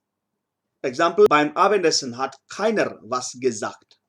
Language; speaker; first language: German; non-native, fluent; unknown